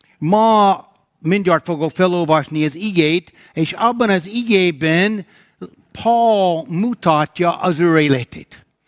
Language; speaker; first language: Hungarian; non-native, fluent; English